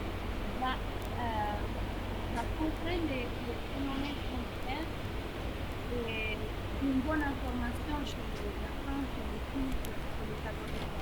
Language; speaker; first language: French; non-native, learner; Spanish